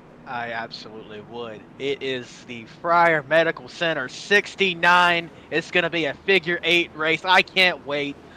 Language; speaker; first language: English; native; English